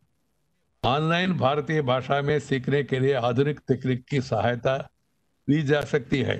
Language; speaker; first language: Hindi; non-native, local second language; Telugu